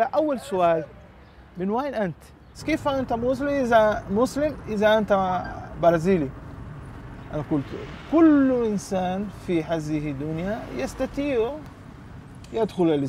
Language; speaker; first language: Arabic; non-native, learner; Portuguese